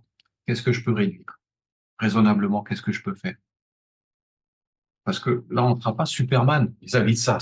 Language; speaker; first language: French; native; French